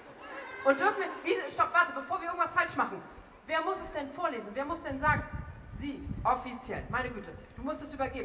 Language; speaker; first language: German; native; German